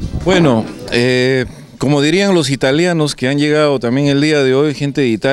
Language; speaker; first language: Spanish; native; Spanish